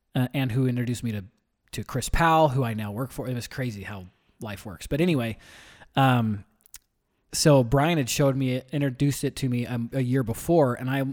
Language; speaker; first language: English; native; English